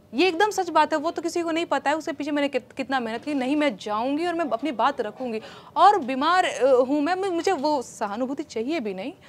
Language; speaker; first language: Hindi; non-native, local second language; Bhojpuri